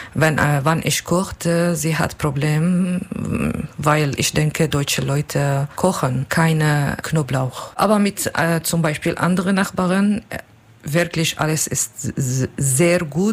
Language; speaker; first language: German; non-native, learner; Kurdish